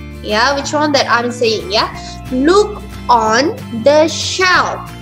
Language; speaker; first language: English; non-native, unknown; Indonesian